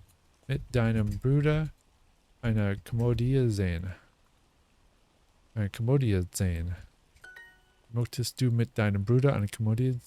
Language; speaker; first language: German; non-native, learner; English